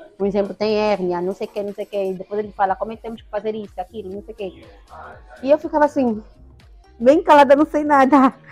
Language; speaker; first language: Portuguese; native; Portuguese